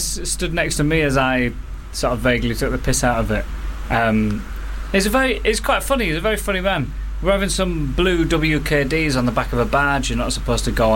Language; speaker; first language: English; native; English